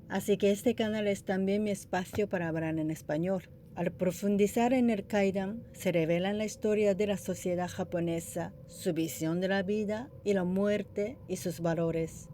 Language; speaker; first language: Spanish; non-native, fluent; Japanese